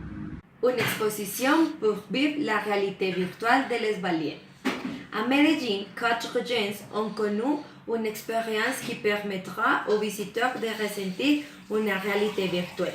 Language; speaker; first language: French; non-native, learner; Spanish